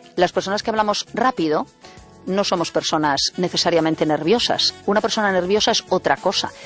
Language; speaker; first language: Spanish; native; Spanish